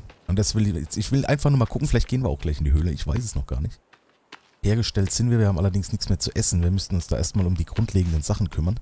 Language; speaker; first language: German; native; German